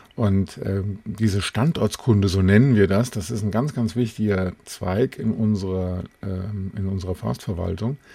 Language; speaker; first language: German; native; German